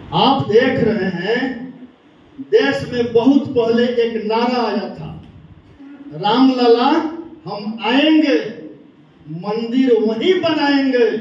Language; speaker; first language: Hindi; native; Hindi